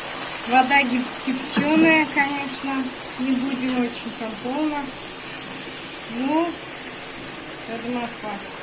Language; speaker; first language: Russian; non-native, local second language; Tajik